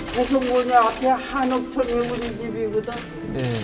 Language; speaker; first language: Korean; native; Korean